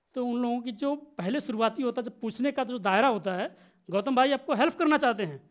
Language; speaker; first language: Hindi; native; Hindi